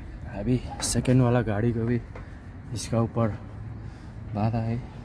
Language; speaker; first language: Hindi; non-native, learner; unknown